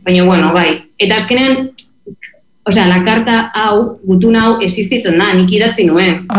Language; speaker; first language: Basque; non-native, local second language; Spanish